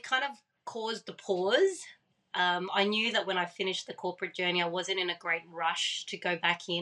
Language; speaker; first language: English; early bilingual, other home language; Thai